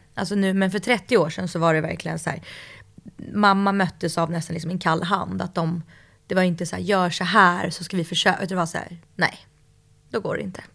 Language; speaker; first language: Swedish; early bilingual, other home language; Russian